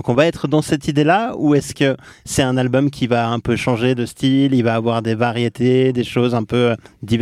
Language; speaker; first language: French; native; French